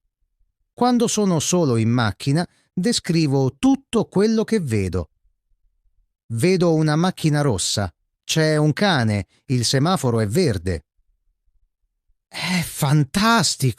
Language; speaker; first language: Italian; non-native, fluent; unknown